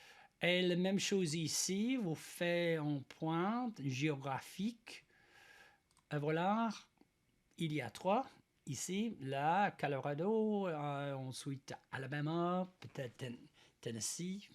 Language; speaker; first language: French; non-native, learner; English